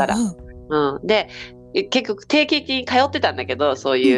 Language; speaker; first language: Japanese; native; Japanese